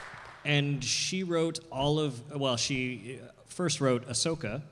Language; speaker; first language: English; native; English